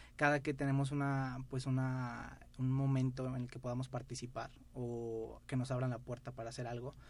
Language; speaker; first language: Spanish; native; Spanish